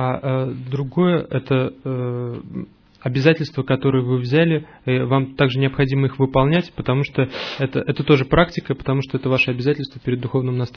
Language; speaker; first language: Russian; native; Russian